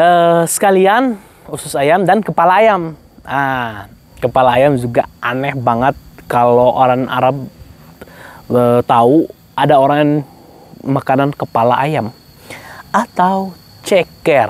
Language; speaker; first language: Indonesian; non-native, fluent; Arabic